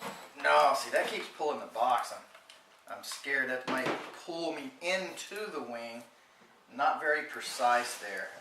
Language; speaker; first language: English; native; English